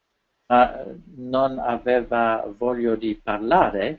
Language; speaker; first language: Italian; non-native, fluent; French